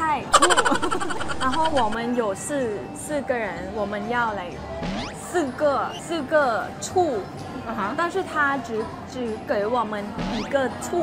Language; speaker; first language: Chinese; non-native, fluent; Thai